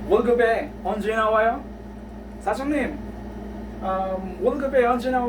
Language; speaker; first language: Korean; non-native, learner; Filipino